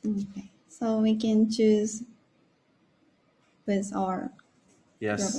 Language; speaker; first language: English; non-native, learner; Japanese